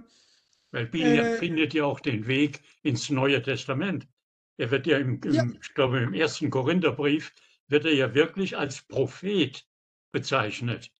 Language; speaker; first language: German; native; German